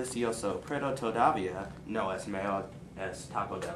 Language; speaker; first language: Spanish; non-native, learner; English